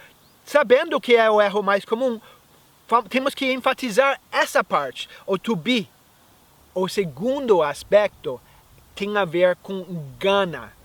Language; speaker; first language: Portuguese; non-native, fluent; English